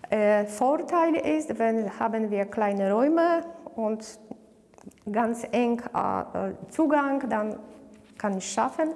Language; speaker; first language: German; non-native, learner; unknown